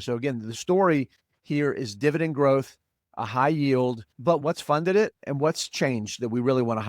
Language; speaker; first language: English; native; English